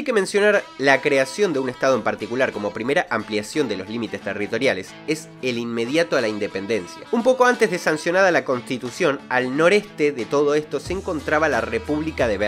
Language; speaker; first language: Spanish; native; Spanish